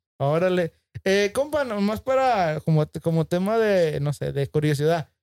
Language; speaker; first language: Spanish; early bilingual, heritage; Spanish